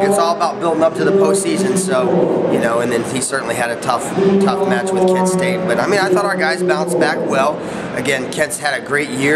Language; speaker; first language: English; native; English